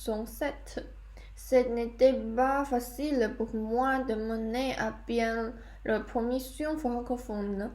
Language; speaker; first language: French; non-native, learner; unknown